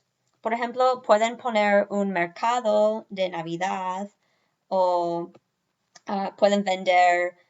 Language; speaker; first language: Spanish; non-native, fluent; English